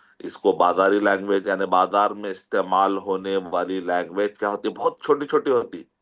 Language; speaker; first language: Urdu; native; Urdu